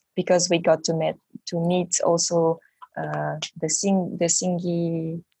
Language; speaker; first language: English; non-native, fluent; Romanian